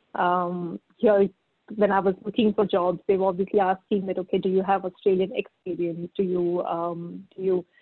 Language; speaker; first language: English; non-native, local second language; Marathi